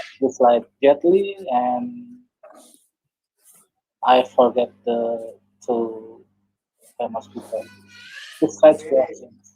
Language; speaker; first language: English; non-native, learner; Indonesian